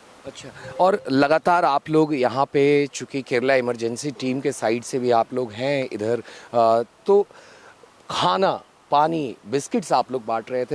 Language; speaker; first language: Hindi; native; Hindi